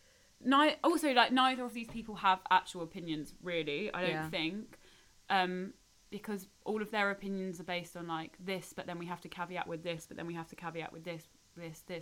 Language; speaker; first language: English; native; English